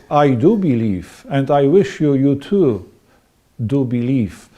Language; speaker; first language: English; non-native, fluent; Polish